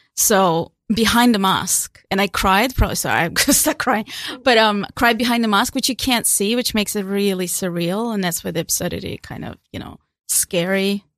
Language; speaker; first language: English; non-native, fluent; Russian